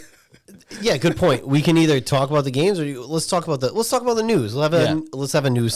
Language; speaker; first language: English; native; English